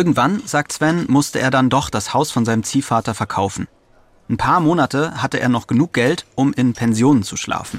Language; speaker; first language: German; native; German